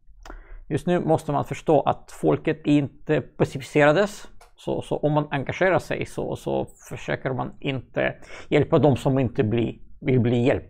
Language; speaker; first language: Swedish; non-native, fluent; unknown